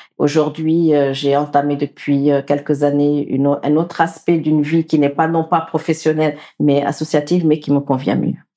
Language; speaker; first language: French; non-native, local second language; Wolof